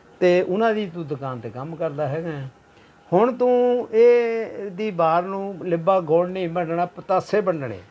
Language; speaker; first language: Punjabi; native; Punjabi